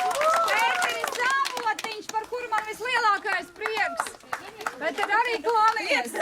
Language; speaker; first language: Latvian; native; Latvian